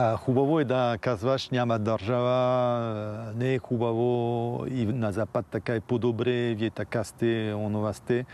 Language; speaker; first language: Bulgarian; non-native, fluent; French